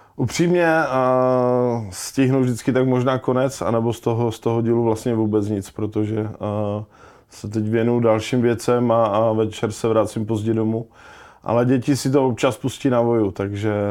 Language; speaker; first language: Czech; native; Czech